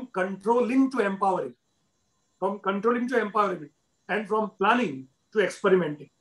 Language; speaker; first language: English; non-native, local second language; Gujarati